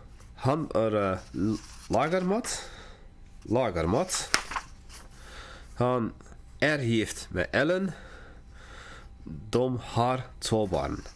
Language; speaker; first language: Swedish; non-native, learner; English